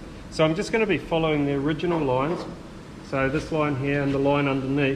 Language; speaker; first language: English; native; English